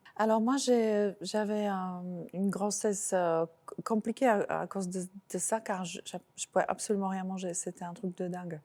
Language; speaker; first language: French; non-native, fluent; Slovak